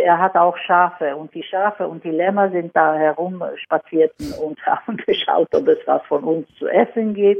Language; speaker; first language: German; non-native, fluent; Swedish